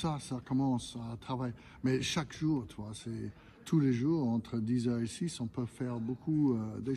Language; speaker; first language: French; non-native, fluent; English